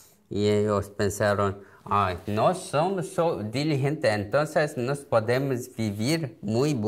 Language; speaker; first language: Spanish; non-native, learner; Korean